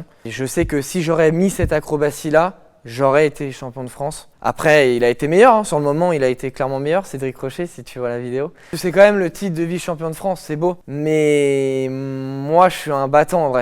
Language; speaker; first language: French; native; French